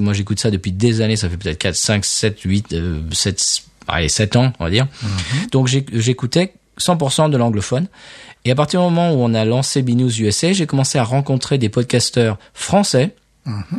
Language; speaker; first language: French; native; French